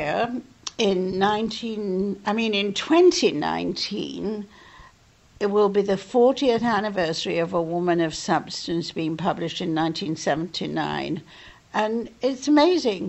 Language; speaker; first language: English; native; English